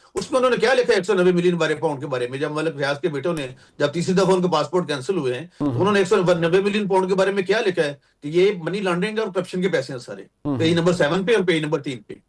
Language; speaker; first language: Urdu; non-native, local second language; Punjabi